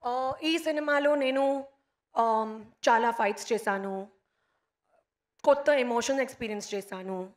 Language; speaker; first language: Telugu; non-native, learner; Hindi